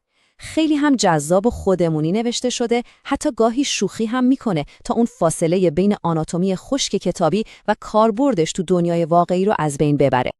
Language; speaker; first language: Persian; native; Persian